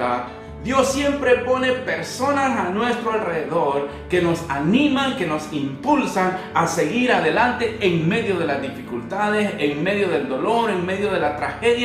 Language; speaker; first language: Spanish; native; Spanish